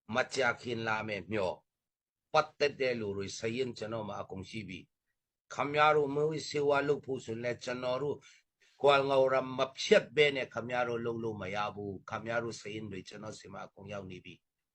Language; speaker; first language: Burmese; non-native, local second language; Hakha Chin